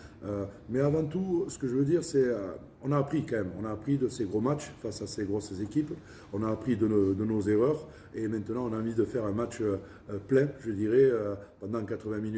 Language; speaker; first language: French; native; French